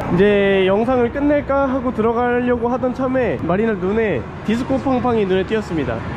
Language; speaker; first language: Korean; native; Korean